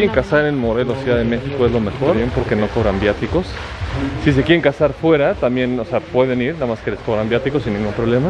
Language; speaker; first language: Spanish; native; Spanish